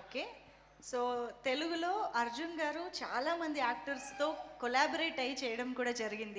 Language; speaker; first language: Telugu; native; Telugu